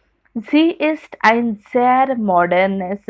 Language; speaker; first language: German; non-native, learner; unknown